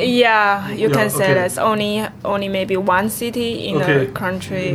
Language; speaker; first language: English; non-native, learner; Chinese